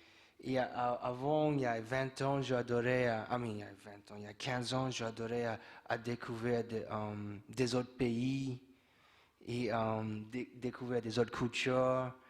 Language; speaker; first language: French; non-native, fluent; English